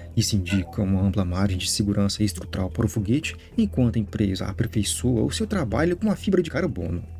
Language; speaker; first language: Portuguese; native; Portuguese